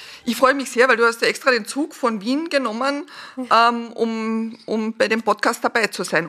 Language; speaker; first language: German; native; German